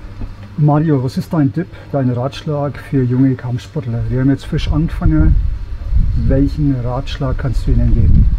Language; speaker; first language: German; native; German